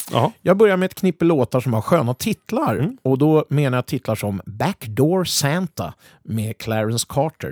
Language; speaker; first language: Swedish; native; Swedish